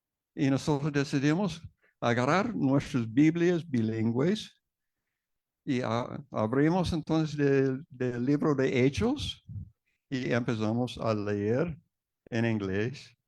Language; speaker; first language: Spanish; non-native, fluent; English